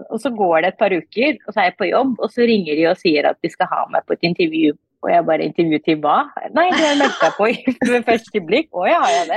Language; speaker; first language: Norwegian; early bilingual, other home language; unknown